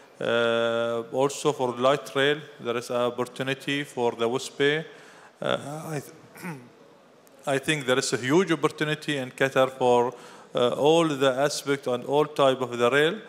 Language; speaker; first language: English; non-native, fluent; Arabic